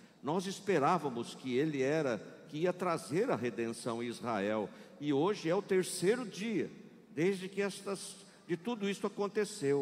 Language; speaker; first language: Portuguese; native; Portuguese